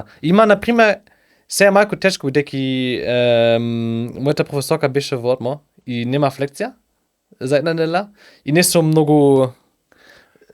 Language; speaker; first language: Macedonian; non-native, learner; German